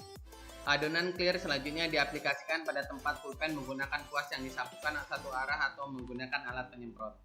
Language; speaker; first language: Indonesian; native; Indonesian